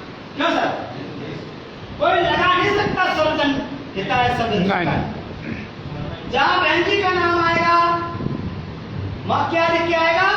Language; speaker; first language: Hindi; native; Hindi